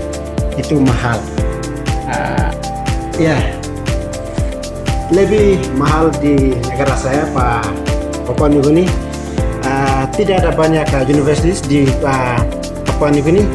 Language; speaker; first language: Indonesian; non-native, learner; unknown